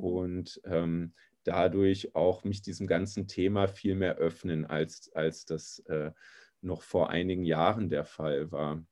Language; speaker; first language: German; native; German